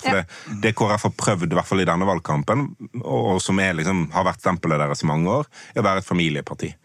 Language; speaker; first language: Norwegian; native; Norwegian